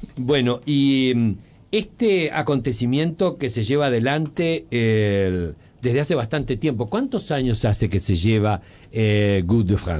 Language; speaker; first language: Spanish; native; Spanish